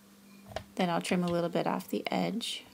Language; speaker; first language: English; native; English